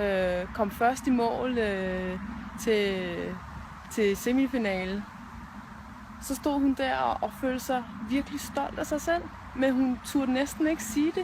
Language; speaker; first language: Danish; native; Danish